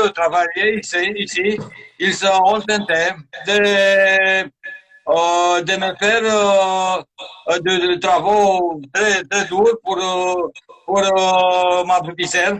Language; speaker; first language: French; non-native, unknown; Romanian